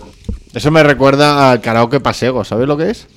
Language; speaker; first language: Spanish; native; Spanish